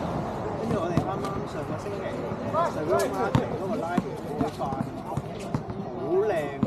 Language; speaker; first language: Cantonese; native; Cantonese